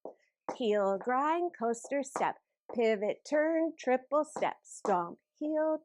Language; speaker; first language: English; native; English